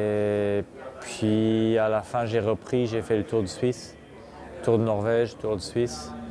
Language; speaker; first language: French; non-native, local second language; Luxembourgish